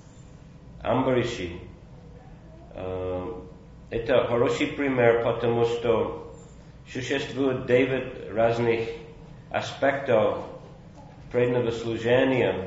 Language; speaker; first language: Russian; non-native, fluent; English